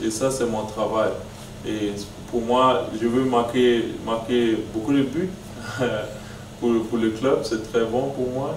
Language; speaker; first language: French; non-native, learner; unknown